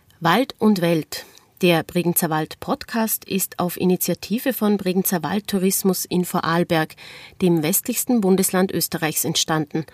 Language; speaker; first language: German; native; German